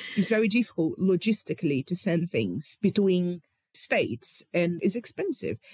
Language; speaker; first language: English; non-native, fluent; Portuguese